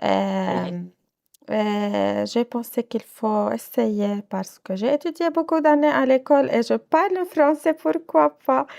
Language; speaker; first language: French; non-native, local second language; Arabic